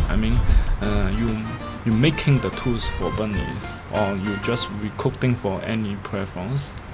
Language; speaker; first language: English; non-native, learner; Chinese